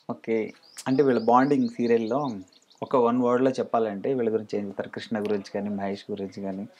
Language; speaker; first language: Telugu; native; Telugu